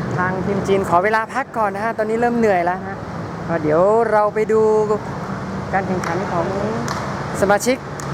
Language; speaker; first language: Thai; native; Thai